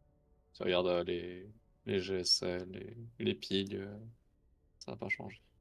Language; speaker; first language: French; native; French